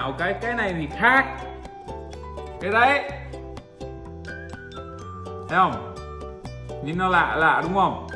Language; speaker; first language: Vietnamese; non-native, fluent; English